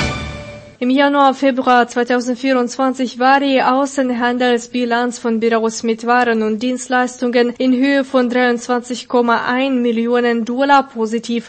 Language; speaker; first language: German; non-native, fluent; Russian